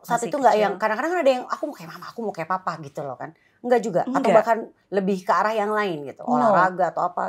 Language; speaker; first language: Indonesian; native; Indonesian